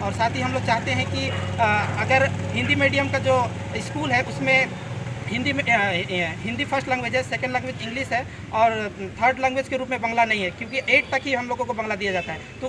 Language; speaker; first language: Hindi; non-native, local second language; Sadri